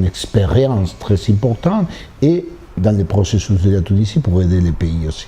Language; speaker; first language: French; non-native, fluent; Spanish